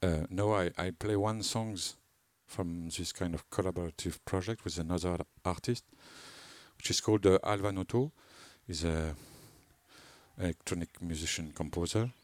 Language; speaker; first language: English; non-native, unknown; French